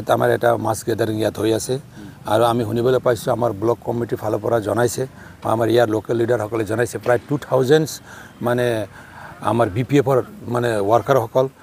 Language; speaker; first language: Assamese; non-native, local second language; Nepali